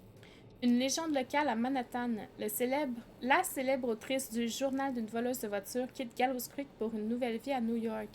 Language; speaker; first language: French; native; French